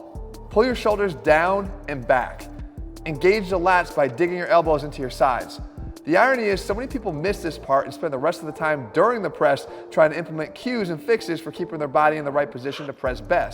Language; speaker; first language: English; native; English